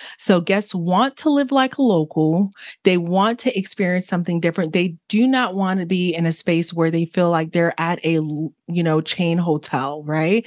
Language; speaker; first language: English; early bilingual, other home language; Haitian Creole